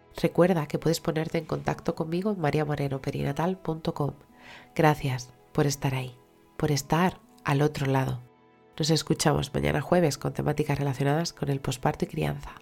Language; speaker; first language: Spanish; native; Spanish